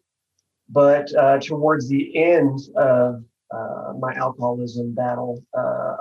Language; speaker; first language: English; native; English